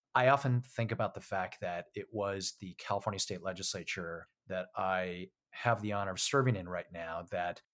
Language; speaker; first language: English; native; English